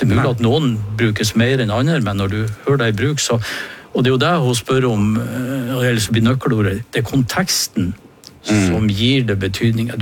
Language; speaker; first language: Norwegian; native; Norwegian